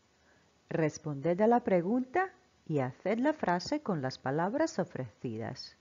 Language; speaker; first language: Spanish; non-native, fluent; Croatian